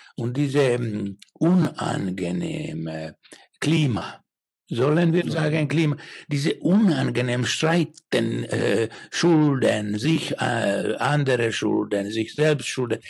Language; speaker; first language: German; non-native, learner; Finnish